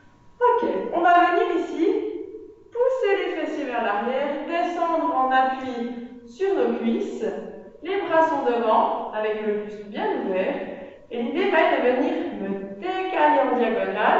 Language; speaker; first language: French; native; French